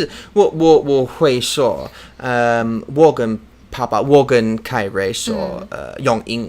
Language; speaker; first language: Chinese; non-native, learner; English